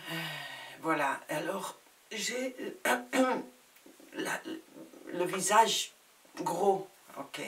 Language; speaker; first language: French; non-native, fluent; Spanish